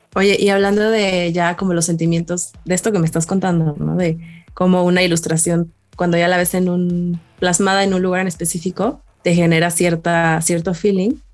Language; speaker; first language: Spanish; native; Spanish